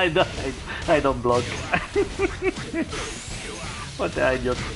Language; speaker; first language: English; non-native, learner; Italian